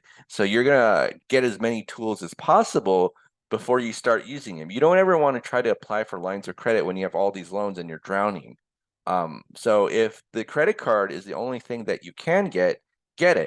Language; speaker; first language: English; early bilingual, other home language; Korean